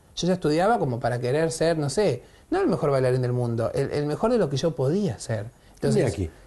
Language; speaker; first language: Spanish; native; Spanish